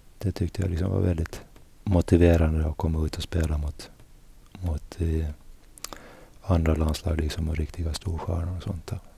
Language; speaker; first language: Swedish; native; Swedish